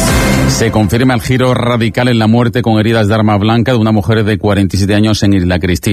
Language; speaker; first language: Spanish; native; Spanish